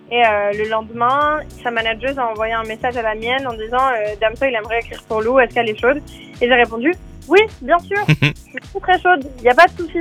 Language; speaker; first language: French; native; French